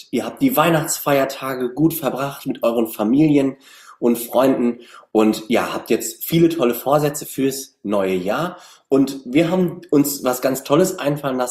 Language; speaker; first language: German; native; German